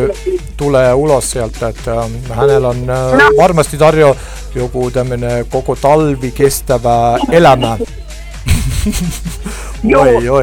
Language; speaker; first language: Finnish; non-native, learner; Estonian